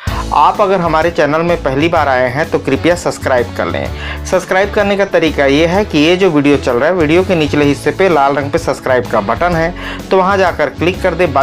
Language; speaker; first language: Hindi; non-native, local second language; Chhattisgarhi